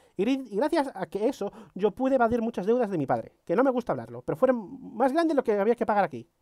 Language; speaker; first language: Spanish; native; Spanish